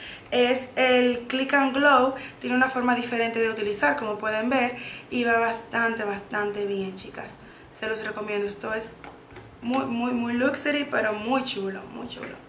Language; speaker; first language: Spanish; native; Spanish